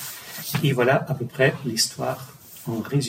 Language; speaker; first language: French; non-native, fluent; Ukrainian